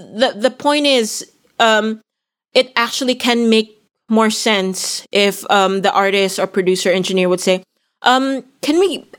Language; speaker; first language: English; non-native, local second language; Filipino